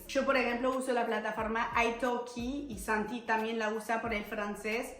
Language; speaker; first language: Spanish; non-native, fluent; French